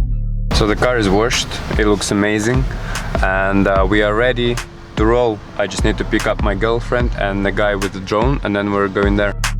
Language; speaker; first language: English; non-native, fluent; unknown